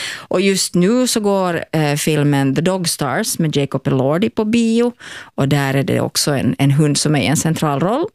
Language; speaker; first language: Swedish; native; Swedish